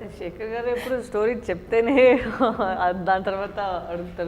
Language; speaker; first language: Telugu; non-native, fluent; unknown